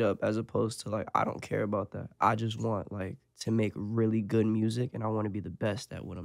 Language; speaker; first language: English; native; English